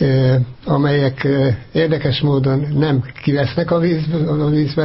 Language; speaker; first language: Hungarian; native; Hungarian